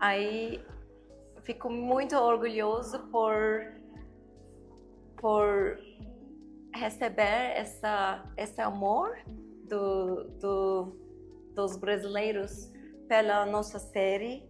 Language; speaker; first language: Portuguese; non-native, learner; Turkish